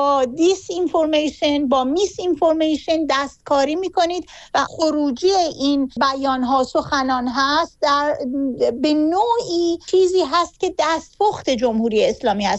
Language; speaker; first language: Persian; native; Persian